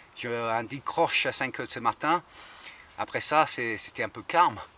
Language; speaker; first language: French; non-native, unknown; English